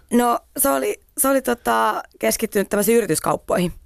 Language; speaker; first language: Finnish; native; Finnish